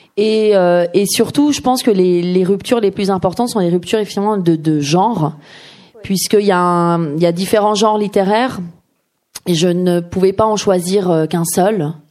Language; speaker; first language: French; early bilingual, other home language; Persian